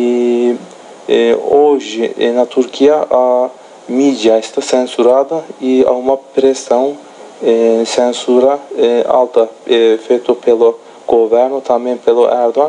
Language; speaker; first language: Portuguese; non-native, fluent; Turkish